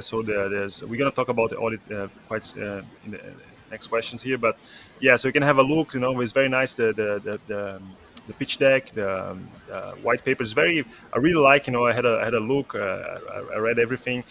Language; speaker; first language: English; non-native, fluent; Portuguese